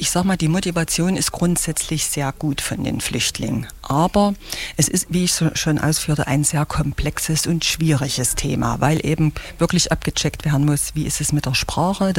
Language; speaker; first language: German; native; German